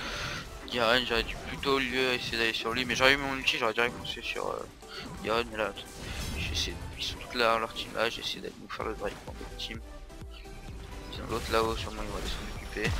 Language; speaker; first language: French; native; French